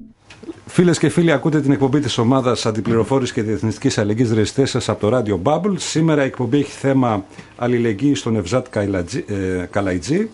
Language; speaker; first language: Greek; native; Greek